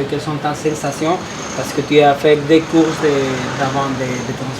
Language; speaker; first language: French; non-native, learner; Spanish